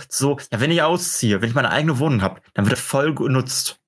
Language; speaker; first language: German; native; German